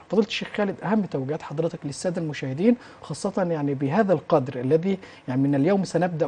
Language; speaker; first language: Arabic; native; Arabic